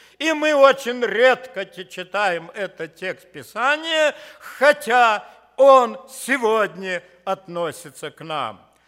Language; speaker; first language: Russian; native; Russian